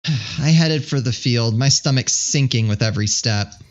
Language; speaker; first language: English; native; English